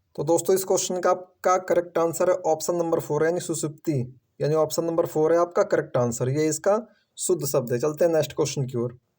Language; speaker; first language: Hindi; native; Hindi